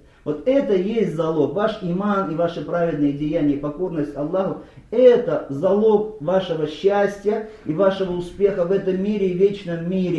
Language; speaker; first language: Russian; native; Russian